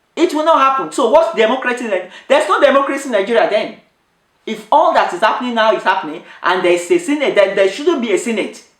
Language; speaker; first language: English; non-native, local second language; Yoruba